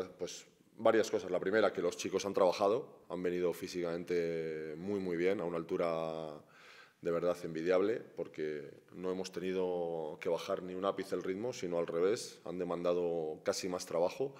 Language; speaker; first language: Spanish; native; Spanish